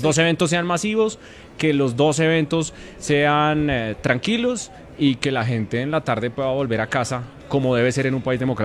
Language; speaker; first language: Spanish; native; Spanish